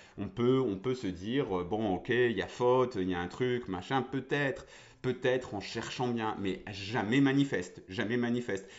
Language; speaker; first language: French; native; French